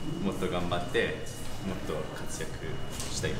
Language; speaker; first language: Japanese; non-native, learner; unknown